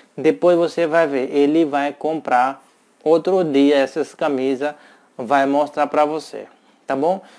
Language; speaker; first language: Portuguese; non-native, learner; Hindi